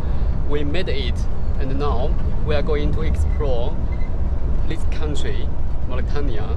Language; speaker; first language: English; non-native, fluent; Chinese